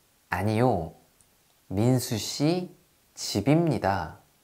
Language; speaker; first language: Korean; native; Korean